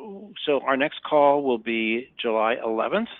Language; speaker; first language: English; native; English